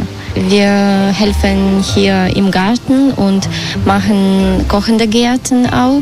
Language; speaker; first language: German; non-native, fluent; Belarusian